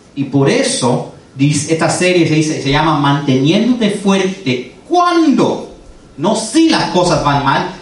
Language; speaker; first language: Spanish; early bilingual, heritage; Spanish